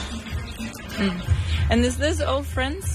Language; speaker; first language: English; non-native, fluent; Danish